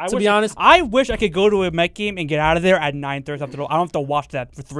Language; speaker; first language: English; native; English